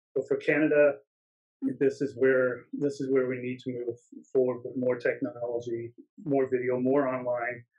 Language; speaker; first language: English; native; English